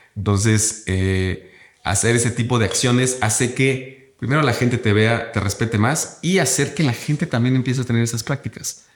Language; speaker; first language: Spanish; native; Spanish